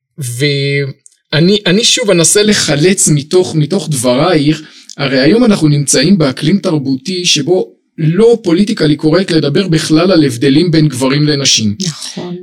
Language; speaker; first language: Hebrew; native; Hebrew